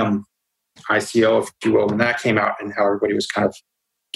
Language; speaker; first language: English; native; English